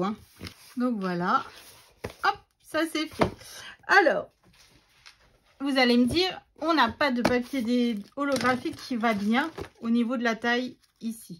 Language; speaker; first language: French; native; French